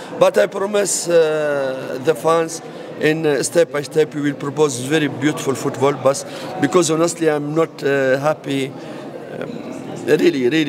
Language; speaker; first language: English; non-native, learner; Arabic